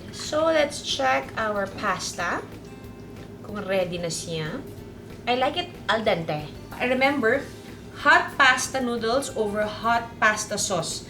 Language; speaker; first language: Filipino; native; Filipino